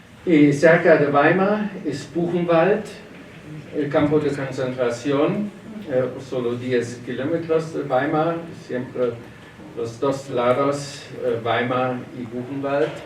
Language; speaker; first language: Spanish; non-native, learner; German